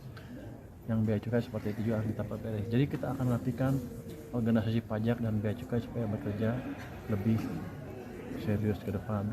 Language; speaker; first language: Indonesian; native; Indonesian